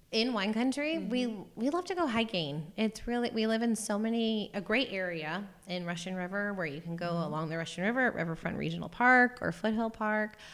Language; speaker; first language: English; native; English